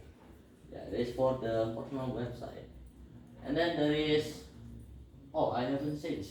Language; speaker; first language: English; non-native, learner; Indonesian